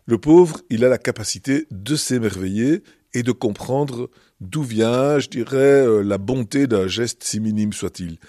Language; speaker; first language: French; native; French